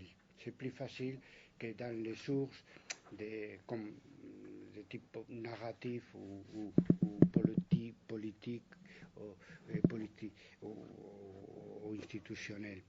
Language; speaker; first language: French; non-native, fluent; Spanish